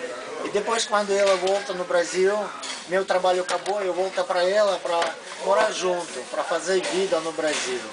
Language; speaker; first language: Portuguese; non-native, learner; Russian